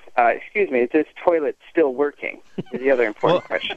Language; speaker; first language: English; native; English